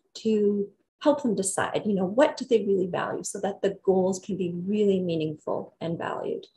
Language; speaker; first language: English; native; English